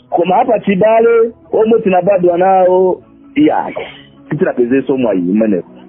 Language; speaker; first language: Nyanja; non-native, fluent; Swahili